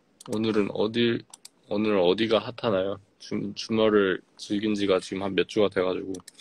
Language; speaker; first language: Korean; native; Korean